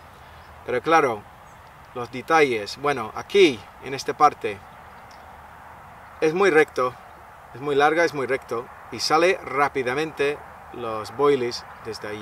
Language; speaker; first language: Spanish; non-native, fluent; English